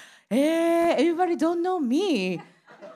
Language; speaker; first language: English; non-native, learner; Japanese